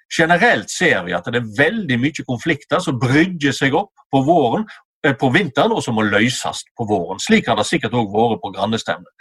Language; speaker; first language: Norwegian; native; Norwegian